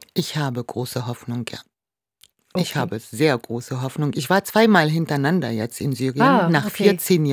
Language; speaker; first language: German; non-native, fluent; Arabic